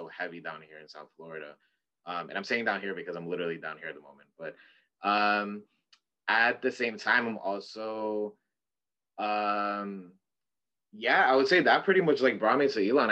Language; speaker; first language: English; native; English